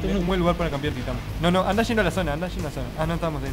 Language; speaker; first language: Spanish; native; Spanish